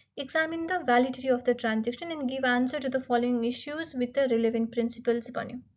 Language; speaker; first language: English; non-native, local second language; Nepali